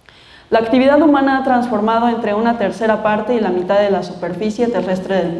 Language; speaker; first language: Spanish; native; Spanish